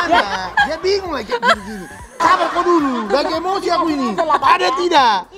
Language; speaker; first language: Indonesian; native; Indonesian